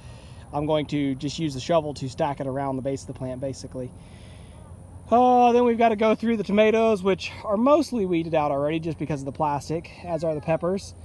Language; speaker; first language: English; native; English